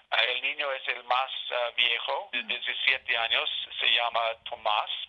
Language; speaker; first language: Spanish; non-native, learner; English